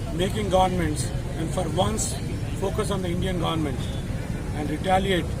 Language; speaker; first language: English; non-native, local second language; Telugu